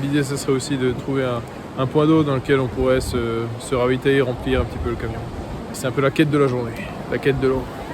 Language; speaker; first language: French; native; French